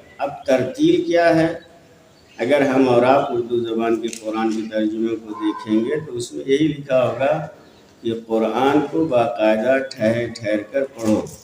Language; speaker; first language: Urdu; native; Urdu